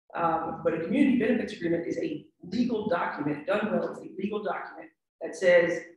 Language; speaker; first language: English; native; English